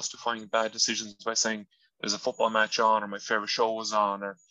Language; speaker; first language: English; non-native, local second language; Irish